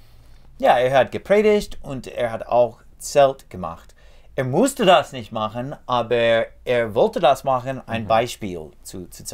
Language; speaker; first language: German; non-native, fluent; English